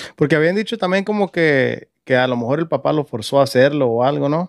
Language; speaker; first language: Spanish; early bilingual, heritage; Spanish